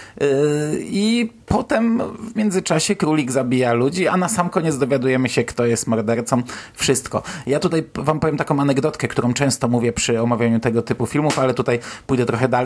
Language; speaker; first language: Polish; native; Polish